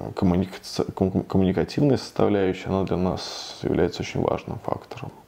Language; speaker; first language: Russian; native; Russian